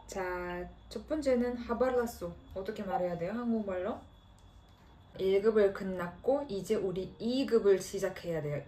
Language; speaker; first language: Korean; non-native, fluent; Kazakh